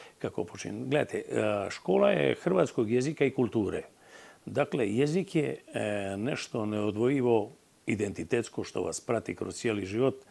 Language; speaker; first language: Croatian; native; Croatian